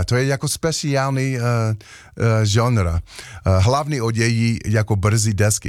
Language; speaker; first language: Czech; non-native, learner; English